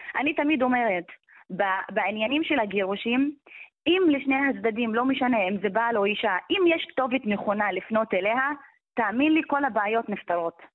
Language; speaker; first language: Hebrew; non-native, local second language; Arabic